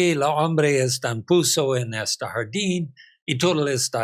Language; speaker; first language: Spanish; non-native, fluent; English